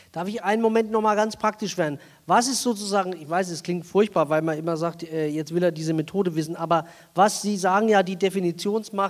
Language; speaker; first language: German; native; German